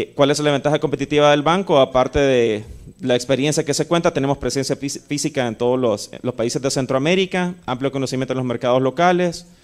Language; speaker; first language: Spanish; native; Spanish